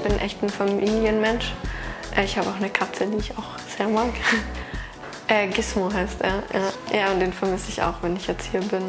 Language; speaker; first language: German; native; German